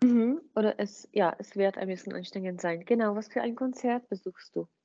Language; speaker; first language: German; non-native, fluent; Czech